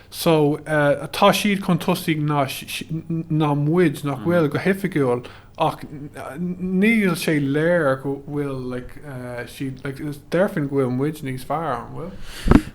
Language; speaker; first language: Irish; non-native, local second language; English